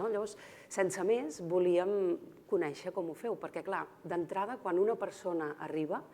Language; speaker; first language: Catalan; native; Catalan